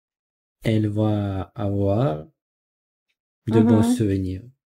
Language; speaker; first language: French; non-native, learner; Russian